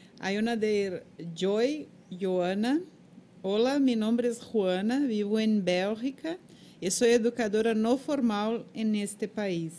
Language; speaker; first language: Spanish; non-native, learner; Portuguese